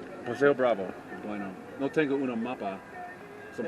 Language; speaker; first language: Spanish; non-native, learner; English